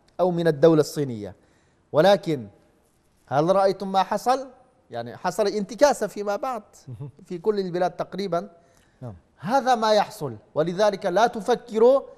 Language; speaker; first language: Arabic; non-native, fluent; Uyghur